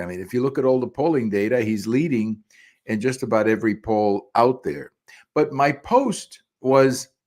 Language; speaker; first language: English; early bilingual, other home language; Spanish